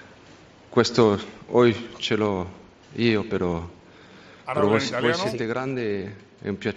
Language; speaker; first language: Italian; non-native, fluent; French